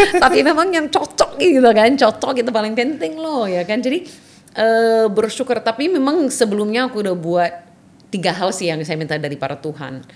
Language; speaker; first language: Indonesian; non-native, fluent; English